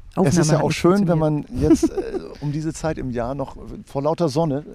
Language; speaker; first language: German; native; German